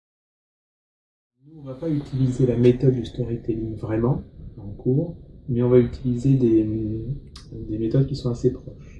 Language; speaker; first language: French; native; French